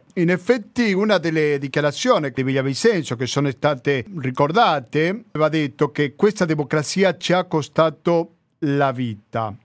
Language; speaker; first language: Italian; non-native, fluent; Spanish